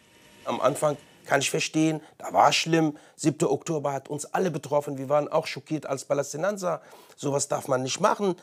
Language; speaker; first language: German; non-native, fluent; Arabic